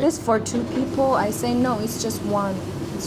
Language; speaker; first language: English; non-native, fluent; Persian